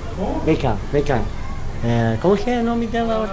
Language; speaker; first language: Portuguese; non-native, learner; English